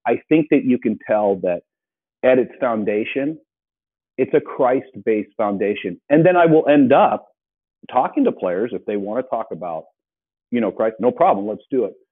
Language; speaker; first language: English; native; English